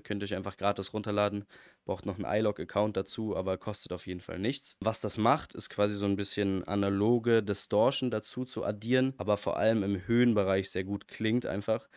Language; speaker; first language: German; native; German